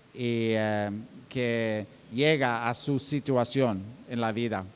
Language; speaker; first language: Spanish; non-native, fluent; English